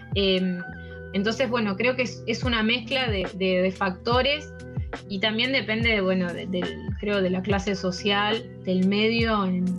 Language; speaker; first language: Spanish; early bilingual, heritage; French